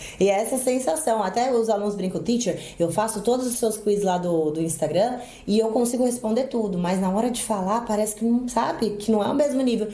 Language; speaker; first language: Portuguese; native; Portuguese